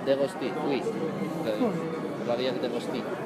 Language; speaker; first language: French; non-native, learner; Spanish